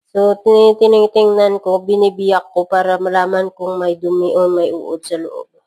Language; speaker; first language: Filipino; non-native, local second language; Hiligaynon